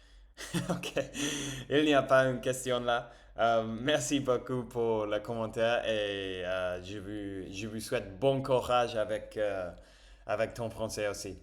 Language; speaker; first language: French; non-native, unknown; English